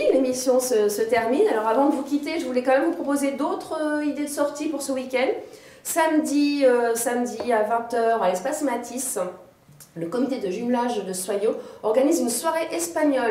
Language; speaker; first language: French; native; French